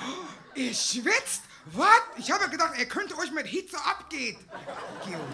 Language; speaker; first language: German; non-native, fluent; English